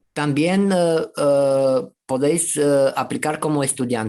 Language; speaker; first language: Spanish; non-native, fluent; Romanian